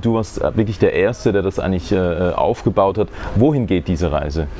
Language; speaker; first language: German; native; German